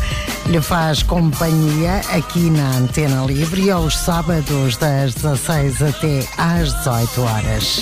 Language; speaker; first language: Portuguese; native; Portuguese